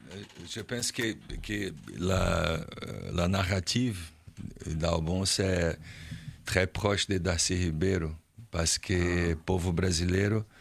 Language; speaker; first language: French; non-native, learner; Portuguese